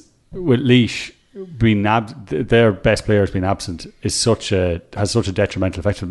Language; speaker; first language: English; native; English